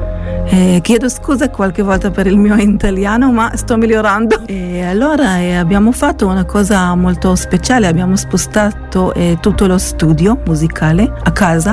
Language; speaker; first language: Italian; non-native, fluent; Hebrew